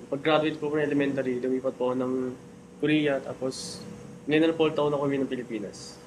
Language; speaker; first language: Filipino; early bilingual, other home language; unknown